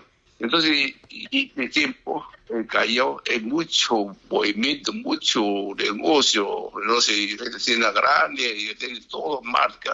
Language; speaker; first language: Spanish; non-native, learner; Chinese